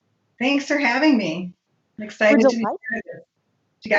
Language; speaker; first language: English; native; English